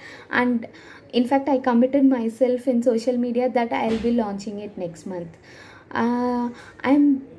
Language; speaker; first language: English; non-native, local second language; Tamil